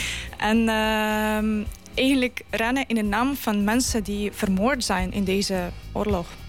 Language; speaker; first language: Dutch; non-native, fluent; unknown